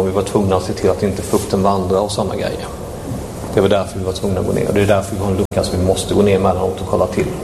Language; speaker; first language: Swedish; native; Swedish